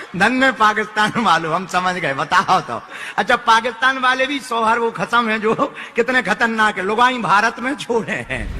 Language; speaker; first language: Hindi; native; Hindi